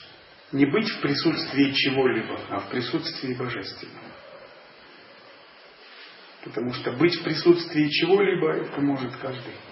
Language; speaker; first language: Russian; native; Russian